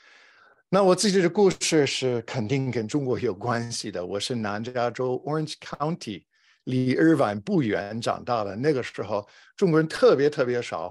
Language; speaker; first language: Chinese; non-native, fluent; English